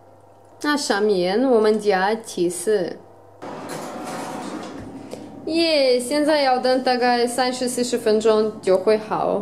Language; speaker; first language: Chinese; non-native, fluent; Russian